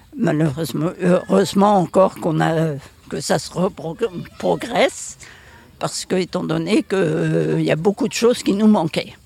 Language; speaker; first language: French; native; French